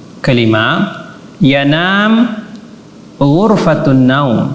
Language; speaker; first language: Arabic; non-native, fluent; Indonesian